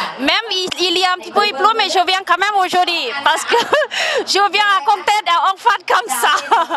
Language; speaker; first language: French; non-native, learner; Thai